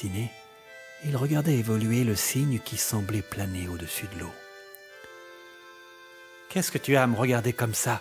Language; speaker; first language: French; native; French